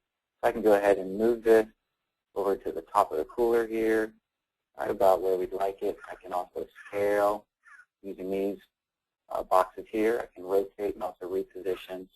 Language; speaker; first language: English; native; English